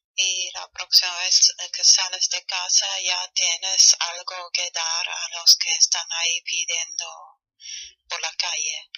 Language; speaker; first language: Spanish; non-native, fluent; German